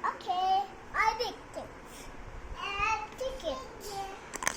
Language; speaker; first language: English; non-native, local second language; Telugu